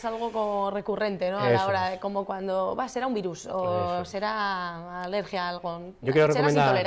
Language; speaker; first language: Spanish; native; Spanish